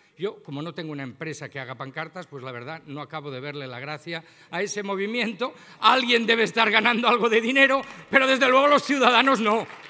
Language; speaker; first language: Spanish; non-native, local second language; Catalan